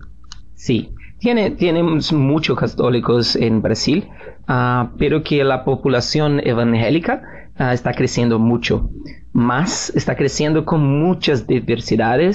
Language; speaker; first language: Spanish; non-native, learner; Portuguese